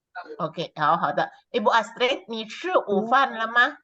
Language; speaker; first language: Chinese; non-native, fluent; Indonesian